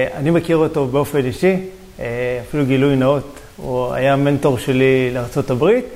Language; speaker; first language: Hebrew; native; Hebrew